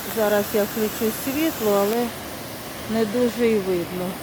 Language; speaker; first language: Ukrainian; native; Ukrainian